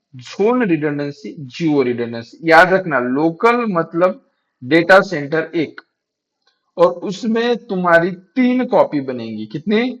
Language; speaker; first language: Hindi; non-native, local second language; Marathi